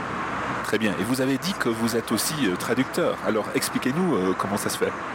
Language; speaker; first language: French; non-native, fluent; English